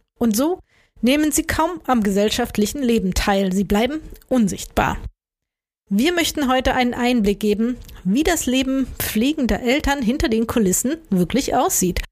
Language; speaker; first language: German; native; German